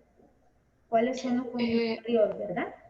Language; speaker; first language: Spanish; native; Spanish